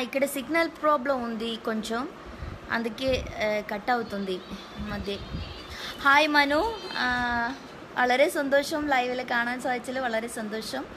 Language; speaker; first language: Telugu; non-native, learner; Malayalam